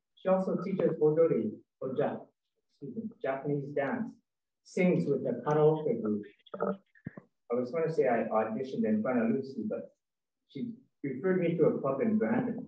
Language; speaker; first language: English; native; English